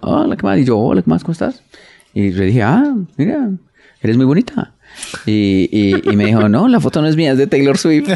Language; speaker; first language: Spanish; native; Spanish